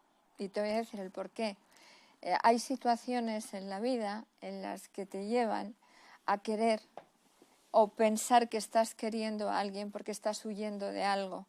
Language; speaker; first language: Spanish; native; Spanish